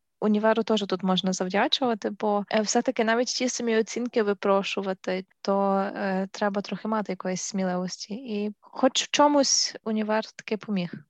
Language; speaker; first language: Ukrainian; native; Ukrainian